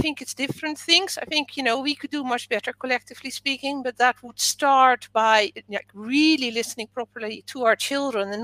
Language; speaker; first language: English; non-native, fluent; Dutch